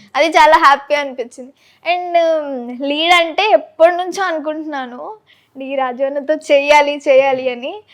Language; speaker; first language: Telugu; native; Telugu